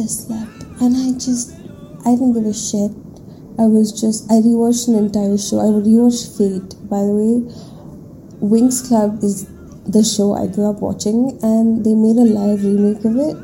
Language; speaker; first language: English; non-native, local second language; Malayalam